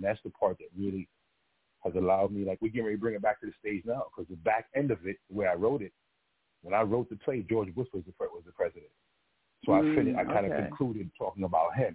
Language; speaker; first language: English; non-native, local second language; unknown